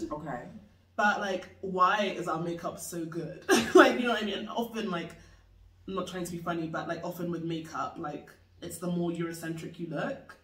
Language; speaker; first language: English; native; English